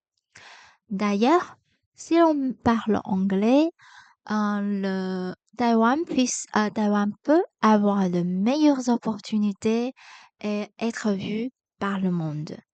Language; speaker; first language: French; non-native, fluent; Chinese